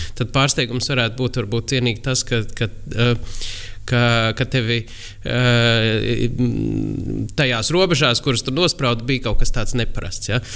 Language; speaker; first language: Latvian; native; Latvian